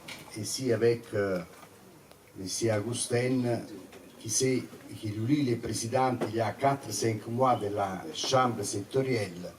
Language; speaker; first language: French; non-native, fluent; Italian